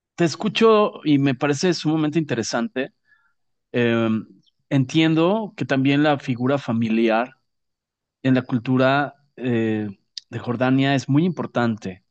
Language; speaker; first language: Spanish; native; Spanish